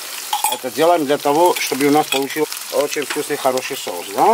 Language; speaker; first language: Russian; non-native, local second language; Armenian